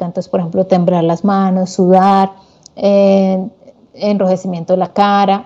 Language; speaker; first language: Spanish; native; Spanish